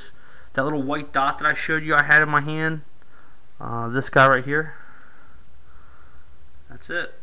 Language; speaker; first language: English; native; English